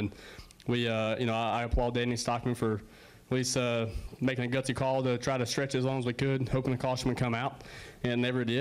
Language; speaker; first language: English; native; English